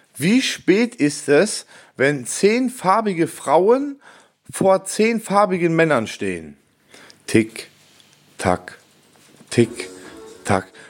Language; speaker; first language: German; native; German